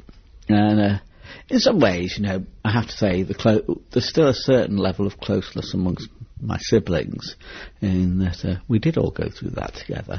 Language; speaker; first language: English; native; English